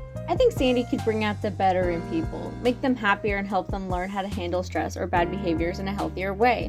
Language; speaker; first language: English; native; English